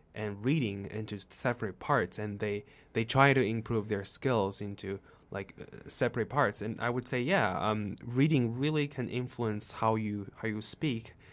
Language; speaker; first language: English; non-native, fluent; Chinese